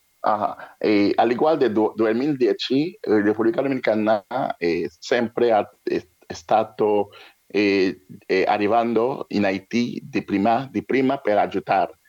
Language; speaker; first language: Italian; non-native, learner; French